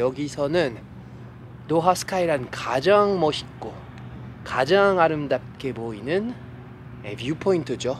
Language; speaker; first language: Korean; non-native, fluent; French